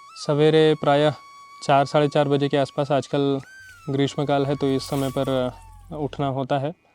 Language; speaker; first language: Hindi; native; Hindi